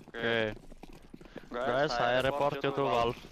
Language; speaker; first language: English; non-native, fluent; Icelandic